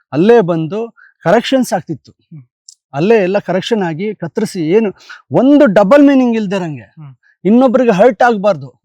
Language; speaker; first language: Kannada; native; Kannada